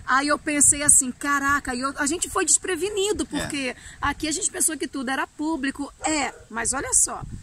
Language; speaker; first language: Portuguese; native; Portuguese